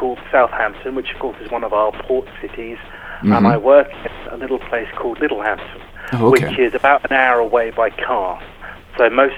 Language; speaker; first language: English; native; English